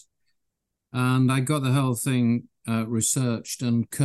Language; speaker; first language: English; native; English